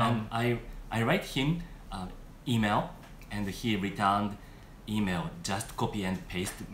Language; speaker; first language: English; non-native, learner; Japanese